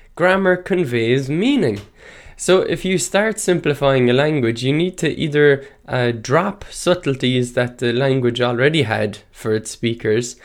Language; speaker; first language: English; non-native, local second language; Irish